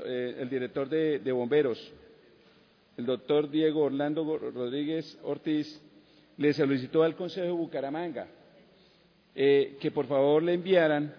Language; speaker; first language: Spanish; native; Spanish